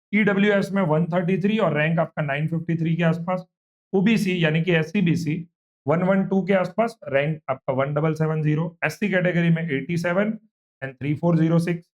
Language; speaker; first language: Hindi; non-native, local second language; Gujarati